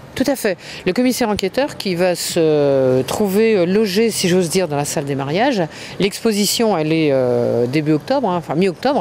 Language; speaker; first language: French; native; French